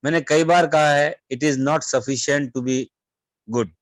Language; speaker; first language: Hindi; non-native, local second language; Marathi